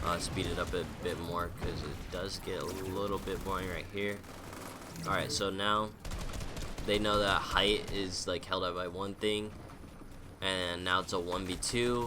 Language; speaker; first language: English; native; English